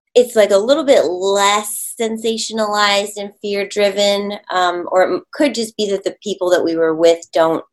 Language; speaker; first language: English; native; English